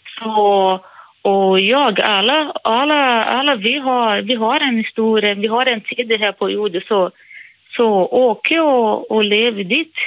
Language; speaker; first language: Swedish; non-native, fluent; Portuguese